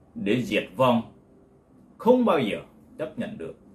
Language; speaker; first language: Vietnamese; non-native, local second language; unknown